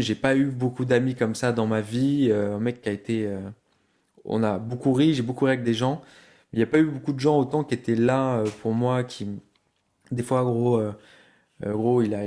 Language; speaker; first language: French; native; French